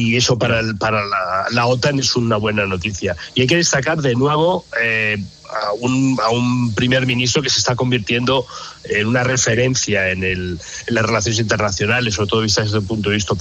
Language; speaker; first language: Spanish; native; Spanish